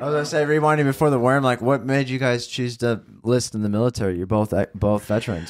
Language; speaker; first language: English; native; English